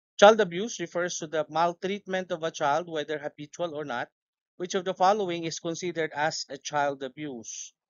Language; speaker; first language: English; non-native, local second language; Filipino